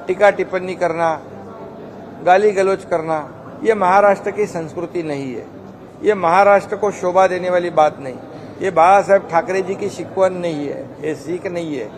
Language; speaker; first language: Hindi; non-native, local second language; Marathi